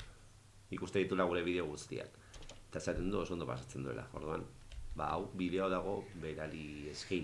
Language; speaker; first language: Basque; native; Basque